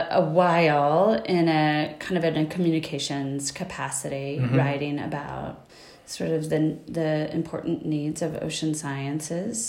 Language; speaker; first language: English; native; English